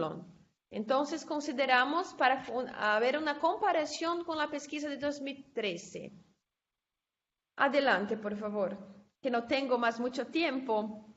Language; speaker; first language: Spanish; non-native, fluent; Portuguese